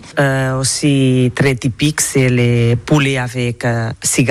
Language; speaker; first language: French; non-native, learner; Catalan